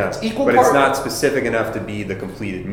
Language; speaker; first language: English; native; English